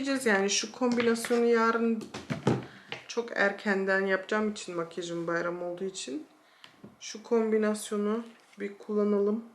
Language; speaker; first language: Turkish; early bilingual, heritage; Turkish